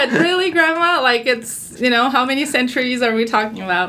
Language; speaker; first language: English; non-native, fluent; Russian